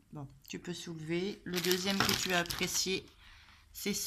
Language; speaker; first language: French; native; French